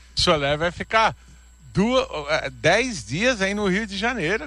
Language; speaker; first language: Portuguese; native; Portuguese